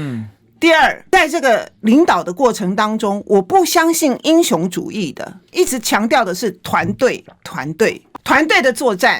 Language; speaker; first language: Chinese; native; Chinese